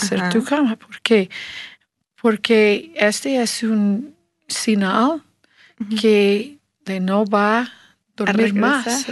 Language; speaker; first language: Spanish; non-native, learner; English